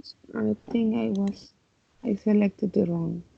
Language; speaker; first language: English; non-native, learner; Spanish